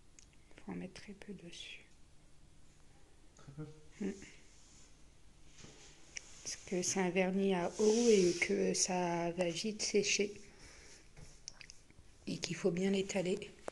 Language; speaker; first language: French; native; French